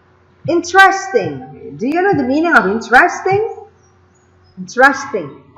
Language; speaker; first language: English; non-native, fluent; Indonesian